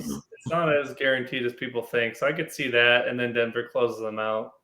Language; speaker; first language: English; native; English